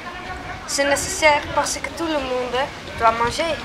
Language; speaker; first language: French; non-native, learner; Dutch